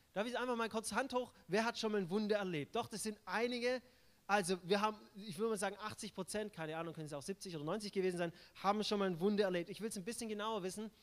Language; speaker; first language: German; native; German